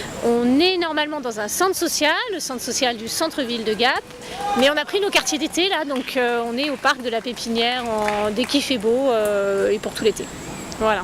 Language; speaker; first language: French; native; French